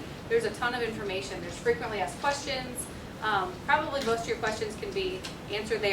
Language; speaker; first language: English; native; English